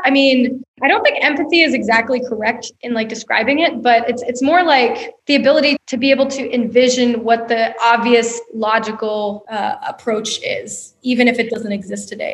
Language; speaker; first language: English; native; English